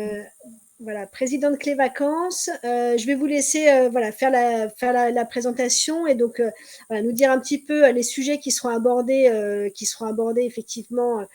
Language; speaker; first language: French; native; French